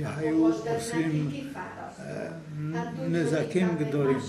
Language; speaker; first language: Hebrew; non-native, fluent; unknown